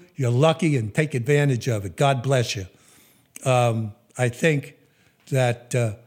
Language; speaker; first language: English; native; English